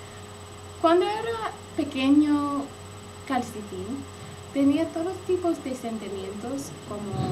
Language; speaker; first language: Spanish; non-native, learner; English